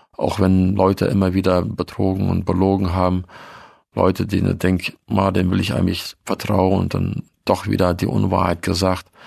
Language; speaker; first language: German; early bilingual, other home language; Russian